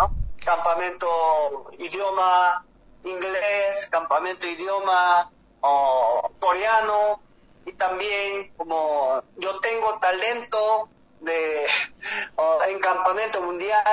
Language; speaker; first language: Spanish; non-native, learner; Korean